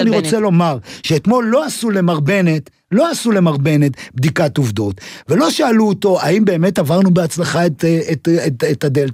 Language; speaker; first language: Hebrew; native; Hebrew